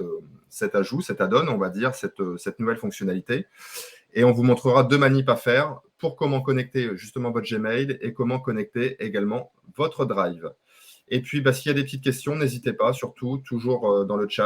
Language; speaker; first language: French; native; French